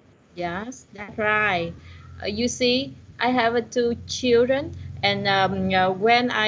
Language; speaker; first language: English; non-native, learner; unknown